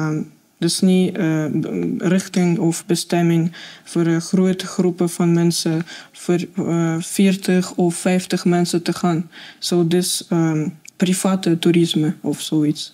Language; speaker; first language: Dutch; non-native, learner; Russian